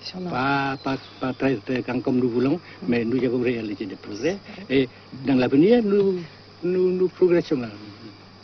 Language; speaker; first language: French; non-native, local second language; Vietnamese